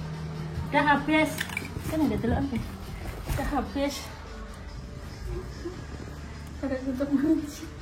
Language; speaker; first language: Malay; non-native, local second language; Javanese